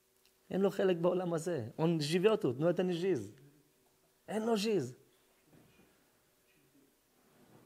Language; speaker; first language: Russian; early bilingual, heritage; Russian